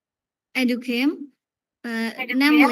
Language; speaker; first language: English; non-native, learner; Indonesian